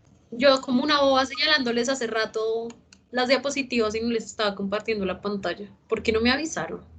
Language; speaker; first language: Spanish; native; Spanish